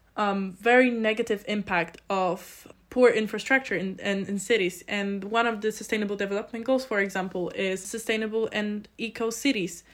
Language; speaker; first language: English; non-native, fluent; Polish